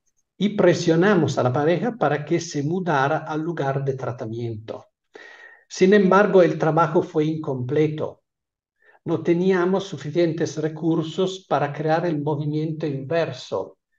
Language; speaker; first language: Spanish; non-native, fluent; Italian